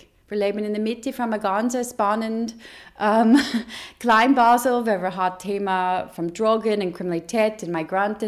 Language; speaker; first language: German; non-native, fluent; English